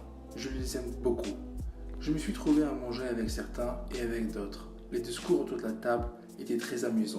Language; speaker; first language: French; non-native, fluent; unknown